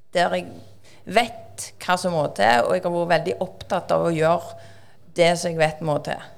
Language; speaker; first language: Norwegian; native; Norwegian